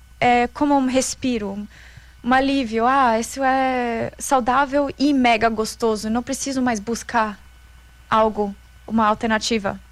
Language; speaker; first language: Portuguese; non-native, fluent; German